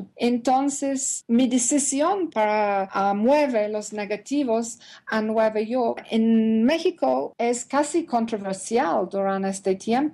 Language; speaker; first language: Spanish; non-native, learner; English